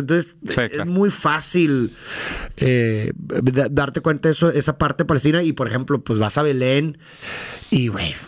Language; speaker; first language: Spanish; native; Spanish